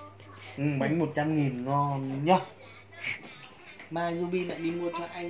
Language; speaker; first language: Vietnamese; native; Vietnamese